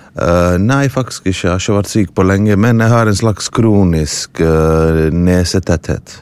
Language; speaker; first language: Norwegian; early bilingual, other home language; Bosnian